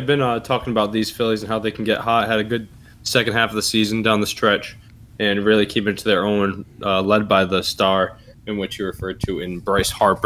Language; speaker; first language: English; native; English